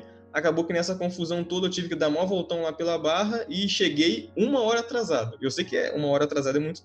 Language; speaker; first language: Portuguese; native; Portuguese